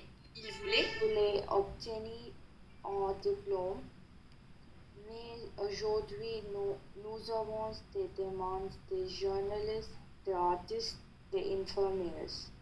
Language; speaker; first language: French; non-native, learner; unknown